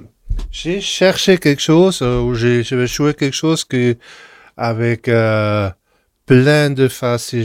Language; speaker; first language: French; non-native, fluent; German